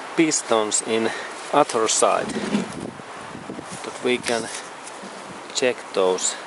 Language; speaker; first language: English; non-native, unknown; Finnish